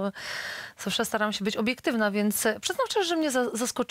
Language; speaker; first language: Polish; native; Polish